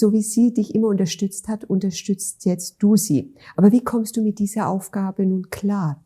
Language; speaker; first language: German; native; German